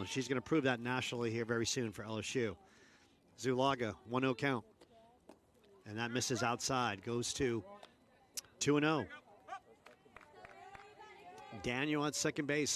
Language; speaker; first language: English; native; English